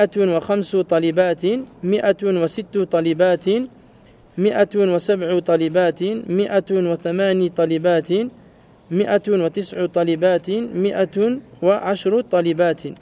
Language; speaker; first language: Arabic; non-native, learner; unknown